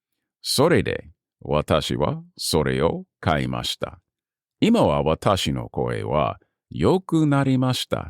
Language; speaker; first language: Japanese; non-native, learner; English